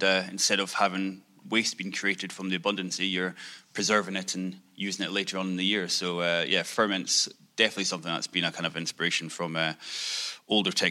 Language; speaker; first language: English; native; English